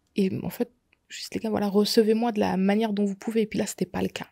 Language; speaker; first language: French; native; French